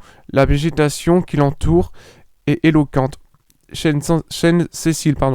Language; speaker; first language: French; native; French